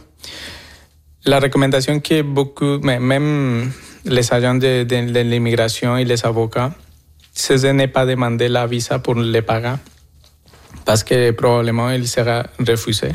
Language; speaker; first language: French; non-native, fluent; Spanish